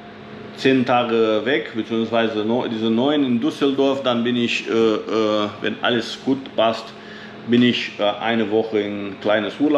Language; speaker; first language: German; non-native, fluent; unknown